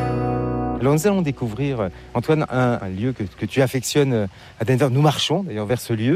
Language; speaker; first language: French; native; French